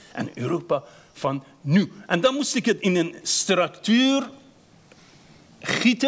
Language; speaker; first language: Dutch; non-native, fluent; Persian